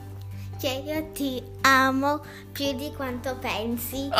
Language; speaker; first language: Italian; early bilingual, heritage; English